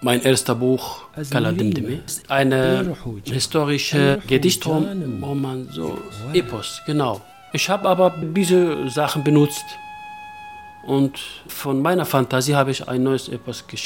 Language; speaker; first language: German; non-native, local second language; Kurdish